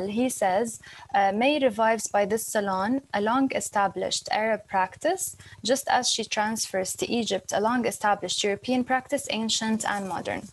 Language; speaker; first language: English; non-native, fluent; Arabic